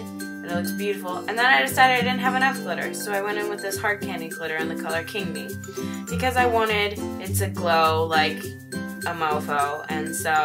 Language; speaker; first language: English; native; English